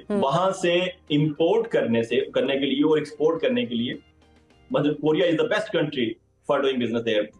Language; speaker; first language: Urdu; non-native, local second language; Punjabi